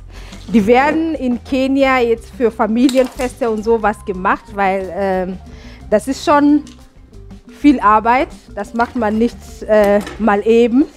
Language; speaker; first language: German; non-native, fluent; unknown